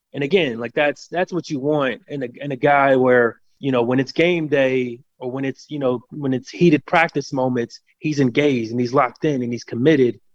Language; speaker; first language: English; native; English